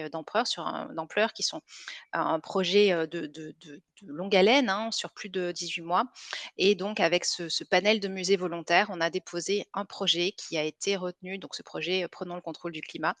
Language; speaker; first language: French; native; French